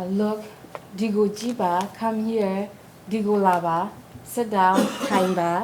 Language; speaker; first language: English; non-native, fluent; Burmese